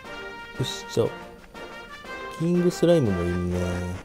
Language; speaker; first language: Japanese; native; Japanese